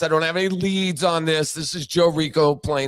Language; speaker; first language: English; native; English